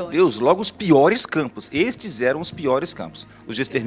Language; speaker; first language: Portuguese; native; Portuguese